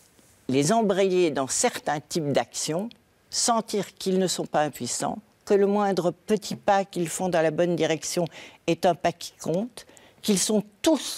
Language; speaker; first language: French; native; French